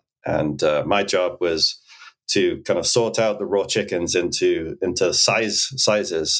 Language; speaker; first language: English; native; English